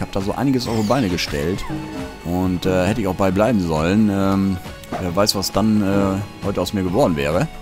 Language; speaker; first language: German; native; German